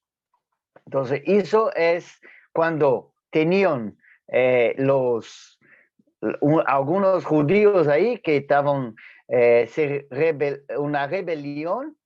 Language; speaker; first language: Spanish; non-native, fluent; Portuguese